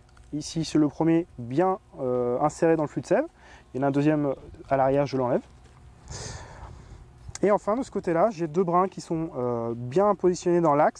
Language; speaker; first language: French; native; French